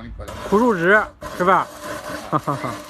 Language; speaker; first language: Chinese; native; Chinese